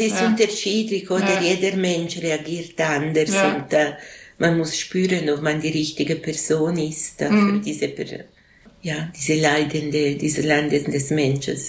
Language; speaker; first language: German; non-native, local second language; Italian